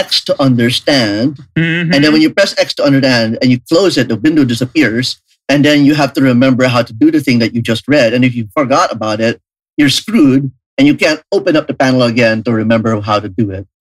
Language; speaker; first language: English; non-native, local second language; Filipino